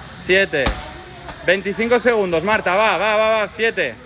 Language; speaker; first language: Spanish; non-native, local second language; Catalan